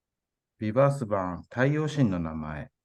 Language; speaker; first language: Japanese; native; Japanese